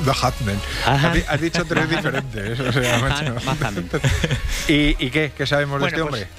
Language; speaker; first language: Spanish; native; Spanish